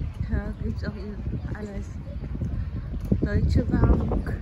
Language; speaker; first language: German; non-native, learner; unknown